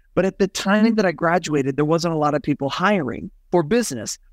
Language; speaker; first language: English; native; English